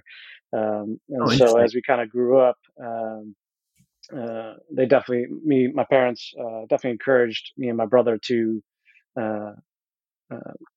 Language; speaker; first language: English; native; English